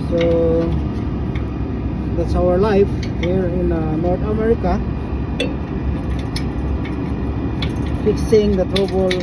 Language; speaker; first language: English; non-native, learner; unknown